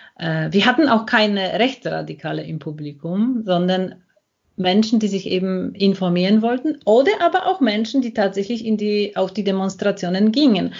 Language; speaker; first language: German; non-native, fluent; Polish